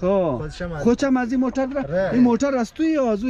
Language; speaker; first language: Persian; native; Persian